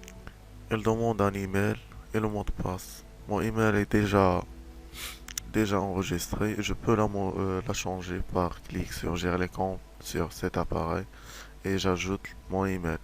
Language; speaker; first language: French; non-native, local second language; Arabic